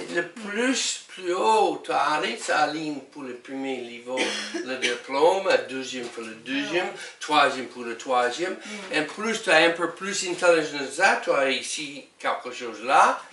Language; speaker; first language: French; non-native, learner; English